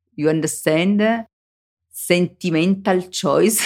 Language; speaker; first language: English; non-native, learner; Italian